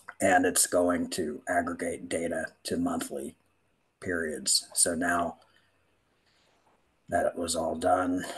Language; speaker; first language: English; native; English